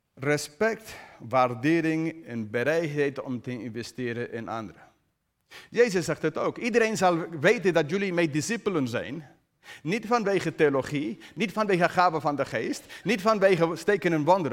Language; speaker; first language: Dutch; non-native, fluent; English